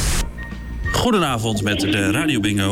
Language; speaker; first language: Dutch; native; Dutch